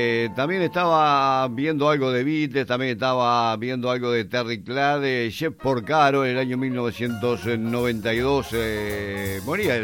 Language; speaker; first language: Spanish; native; Spanish